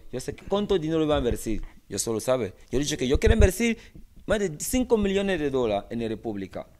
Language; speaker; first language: Spanish; non-native, learner; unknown